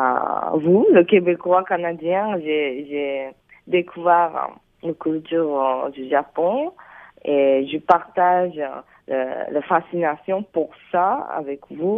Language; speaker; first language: French; non-native, fluent; Japanese